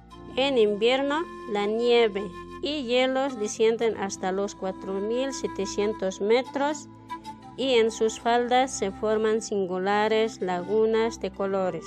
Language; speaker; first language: Spanish; native; Spanish